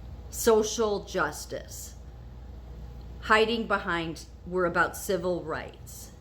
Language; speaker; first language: English; native; English